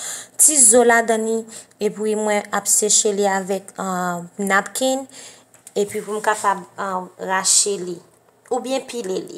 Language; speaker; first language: French; non-native, learner; Haitian Creole